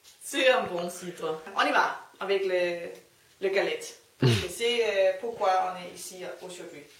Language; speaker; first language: French; non-native, learner; Danish